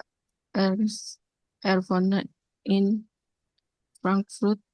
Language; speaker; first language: German; non-native, learner; Indonesian